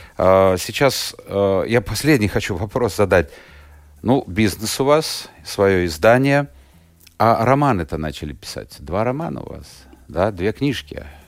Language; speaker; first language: Russian; native; Russian